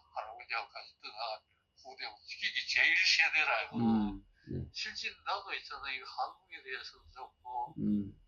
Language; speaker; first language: Korean; early bilingual, heritage; Korean